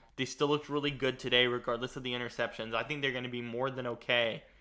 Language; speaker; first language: English; native; English